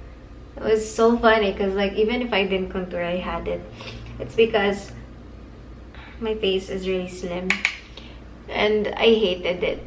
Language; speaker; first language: English; non-native, local second language; Filipino